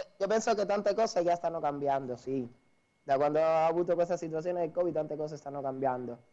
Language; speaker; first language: Italian; non-native, fluent; Spanish